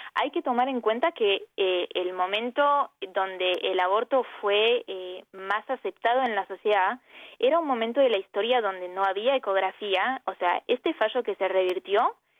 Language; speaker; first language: Spanish; early bilingual, heritage; Spanish